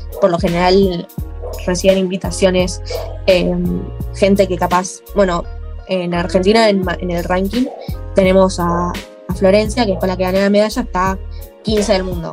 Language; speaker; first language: Spanish; native; Spanish